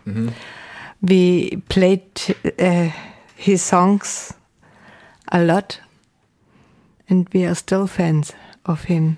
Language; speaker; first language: English; non-native, fluent; German